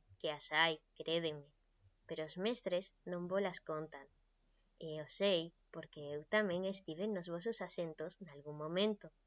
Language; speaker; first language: Galician; non-native, local second language; Spanish